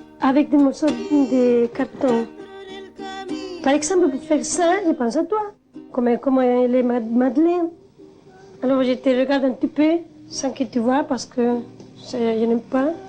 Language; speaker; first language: French; non-native, learner; Spanish